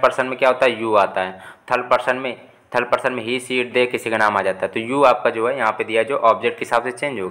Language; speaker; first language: Hindi; native; Hindi